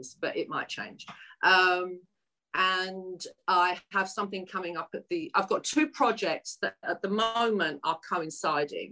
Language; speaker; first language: English; native; English